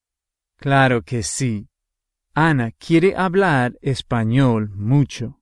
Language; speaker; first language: Spanish; non-native, fluent; English